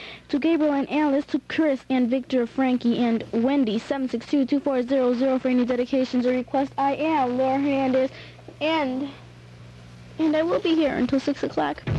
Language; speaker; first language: English; native; English